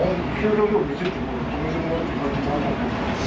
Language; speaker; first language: Japanese; native; Japanese